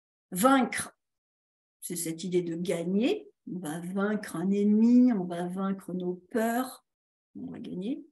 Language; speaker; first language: French; native; French